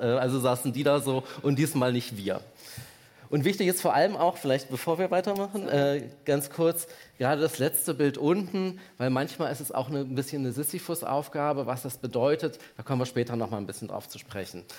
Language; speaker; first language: German; native; German